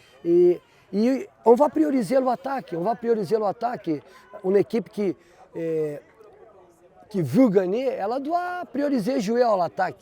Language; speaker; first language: French; non-native, fluent; Portuguese